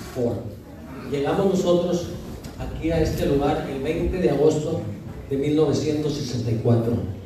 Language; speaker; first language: Spanish; early bilingual, heritage; Spanish